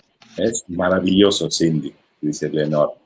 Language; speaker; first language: Spanish; non-native, fluent; Italian